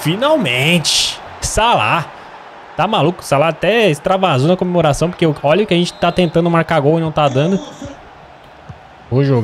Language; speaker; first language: Portuguese; native; Portuguese